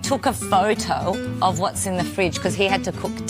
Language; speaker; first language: English; native; English